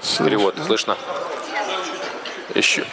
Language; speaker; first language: Russian; native; Russian